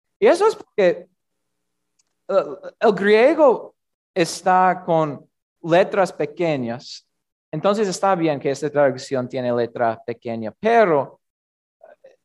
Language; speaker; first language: Spanish; non-native, learner; English